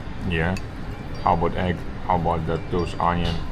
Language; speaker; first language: English; non-native, learner; Ukrainian